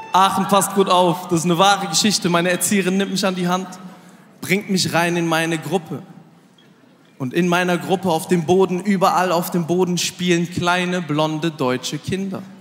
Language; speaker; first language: German; early bilingual, other home language; Arabic